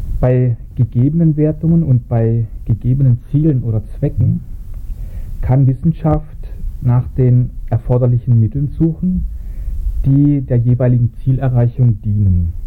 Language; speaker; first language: German; native; German